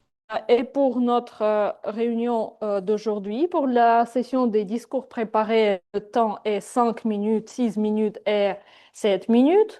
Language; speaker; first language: French; non-native, fluent; Russian